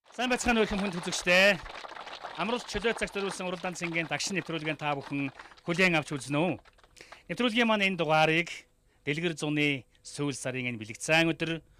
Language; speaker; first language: Mongolian; native; Mongolian